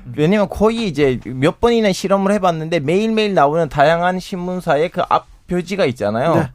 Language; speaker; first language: Korean; non-native, fluent; Turkish